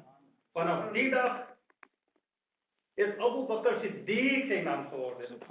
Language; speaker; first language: Dutch; non-native, fluent; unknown